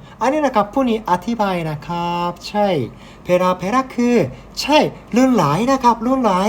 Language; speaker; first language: Thai; non-native, learner; Japanese